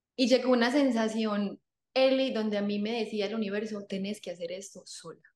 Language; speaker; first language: Spanish; native; Spanish